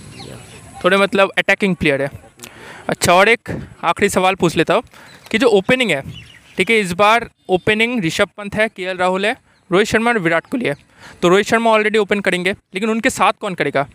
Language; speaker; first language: Hindi; native; Hindi